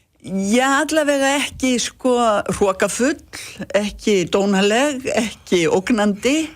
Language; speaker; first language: Icelandic; native; Icelandic